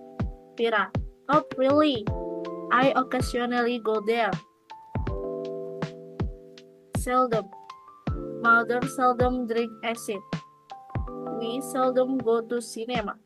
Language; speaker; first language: English; non-native, learner; Indonesian